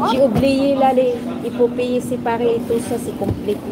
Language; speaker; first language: French; non-native, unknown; Filipino